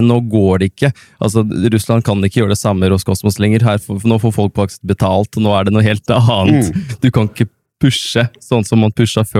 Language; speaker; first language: Norwegian; native; Norwegian